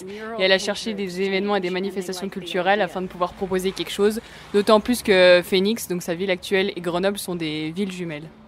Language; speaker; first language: French; native; French